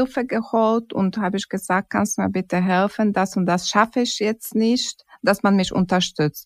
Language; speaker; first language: German; non-native, fluent; Croatian